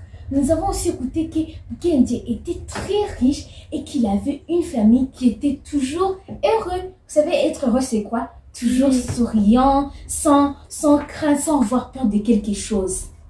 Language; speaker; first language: French; non-native, local second language; Kinyarwanda